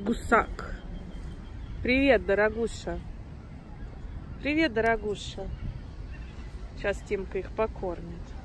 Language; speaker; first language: Russian; native; Russian